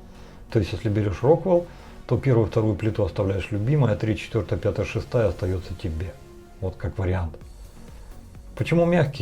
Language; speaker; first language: Russian; native; Russian